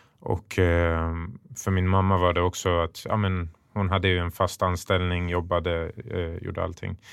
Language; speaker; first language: Swedish; early bilingual, other home language; Persian